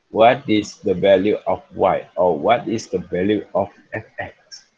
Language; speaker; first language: English; non-native, local second language; Malay